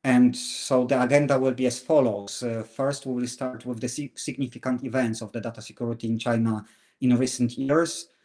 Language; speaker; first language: English; non-native, fluent; Chinese